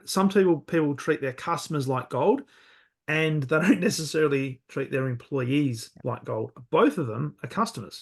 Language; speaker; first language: English; native; English